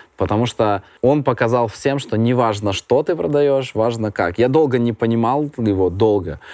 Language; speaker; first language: Russian; native; Russian